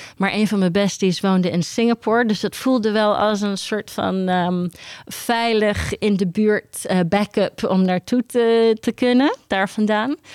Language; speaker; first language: Dutch; early bilingual, heritage; Dutch